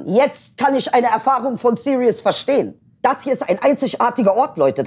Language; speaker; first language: German; early bilingual, other home language; Turkish